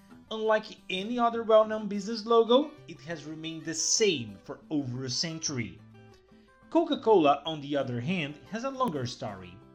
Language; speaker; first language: English; non-native, fluent; Portuguese